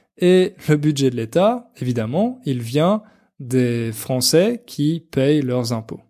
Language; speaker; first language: French; native; French